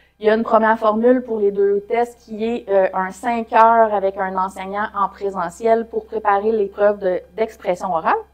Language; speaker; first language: French; native; French